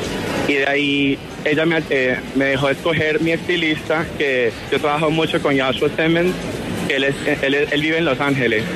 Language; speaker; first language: Spanish; early bilingual, heritage; Spanish